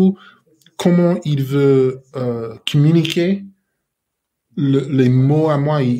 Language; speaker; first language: French; non-native, learner; English